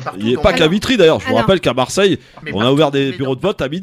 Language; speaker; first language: French; native; French